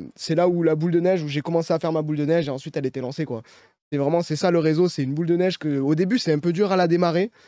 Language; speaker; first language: French; native; French